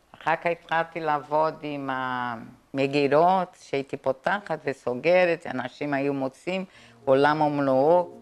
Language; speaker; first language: Hebrew; non-native, fluent; Portuguese